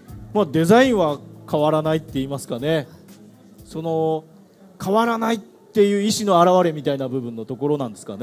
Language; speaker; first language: Japanese; native; Japanese